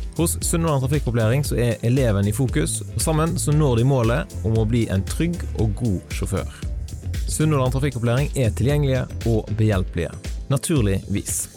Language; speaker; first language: Norwegian; native; Norwegian